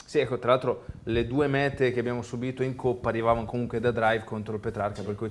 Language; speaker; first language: Italian; native; Italian